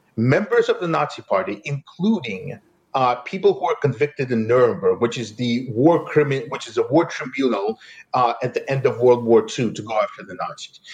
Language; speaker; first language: English; non-native, fluent; Russian